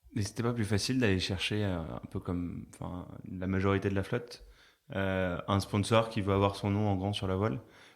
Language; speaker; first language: French; native; French